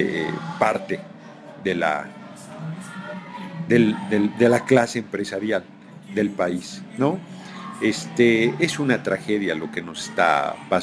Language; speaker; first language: Spanish; native; Spanish